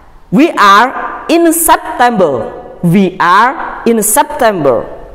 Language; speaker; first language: English; non-native, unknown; Javanese